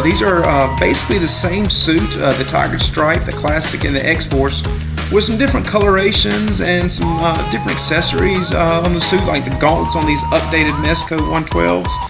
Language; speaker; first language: English; native; English